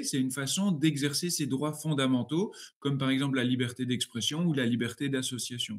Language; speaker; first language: French; native; French